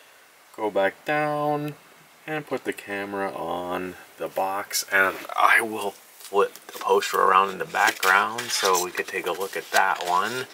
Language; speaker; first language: English; native; English